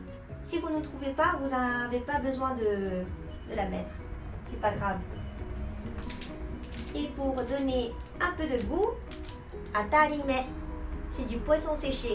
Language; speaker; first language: French; non-native, fluent; Japanese